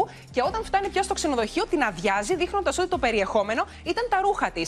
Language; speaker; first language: Greek; native; Greek